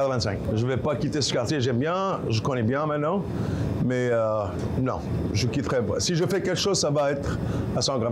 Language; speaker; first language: French; non-native, local second language; Arabic